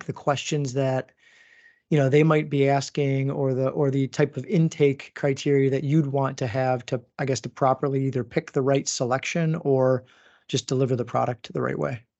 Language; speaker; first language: English; native; English